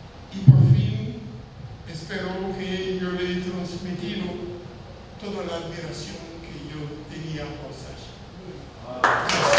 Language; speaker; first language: Spanish; non-native, fluent; French